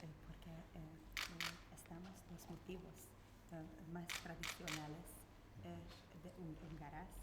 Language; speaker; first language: Spanish; non-native, learner; Hungarian